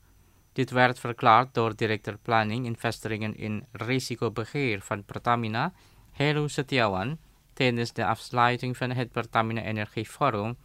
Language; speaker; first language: Dutch; non-native, fluent; Indonesian